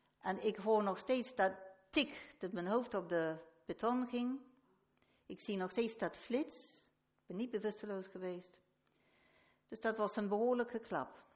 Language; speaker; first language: Dutch; non-native, fluent; English